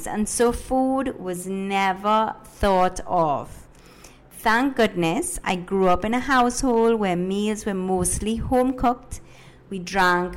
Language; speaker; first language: English; early bilingual, other home language; Spanish